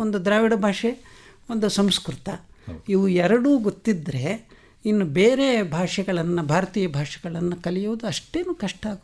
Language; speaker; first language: Kannada; non-native, local second language; Telugu